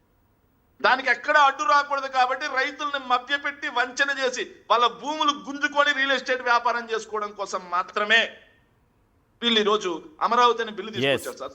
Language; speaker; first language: Telugu; native; Telugu